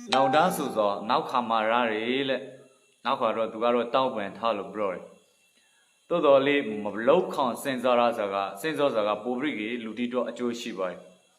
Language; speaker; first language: Burmese; native; Burmese